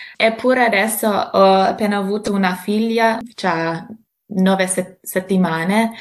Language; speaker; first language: Italian; non-native, fluent; English